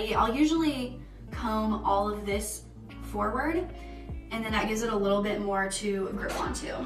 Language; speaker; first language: English; native; English